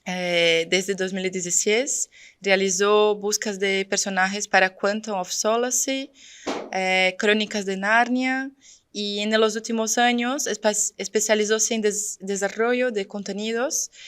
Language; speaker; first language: Spanish; non-native, fluent; Portuguese